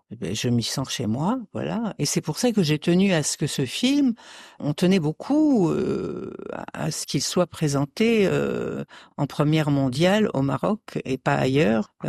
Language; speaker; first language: French; early bilingual, other home language; Arabic